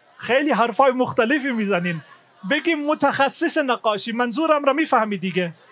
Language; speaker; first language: Persian; non-native, fluent; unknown